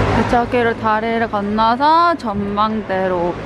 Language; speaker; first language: Korean; native; Korean